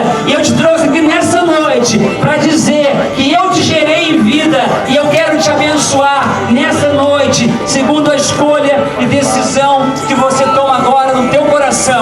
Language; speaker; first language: Portuguese; native; Portuguese